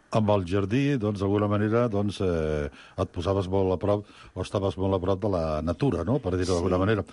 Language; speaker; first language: Catalan; native; Catalan